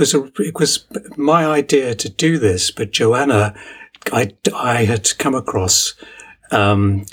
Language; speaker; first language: English; native; English